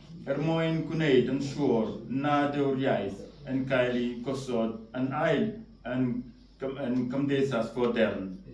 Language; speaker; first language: Welsh; non-native, fluent; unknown